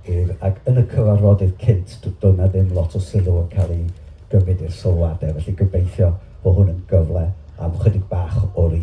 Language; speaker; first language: Welsh; native; Welsh